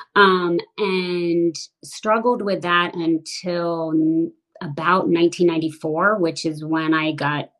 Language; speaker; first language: English; native; English